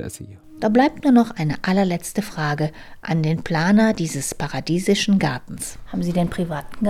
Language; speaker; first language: German; native; German